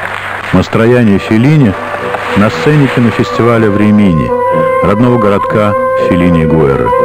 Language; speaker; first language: Russian; native; Russian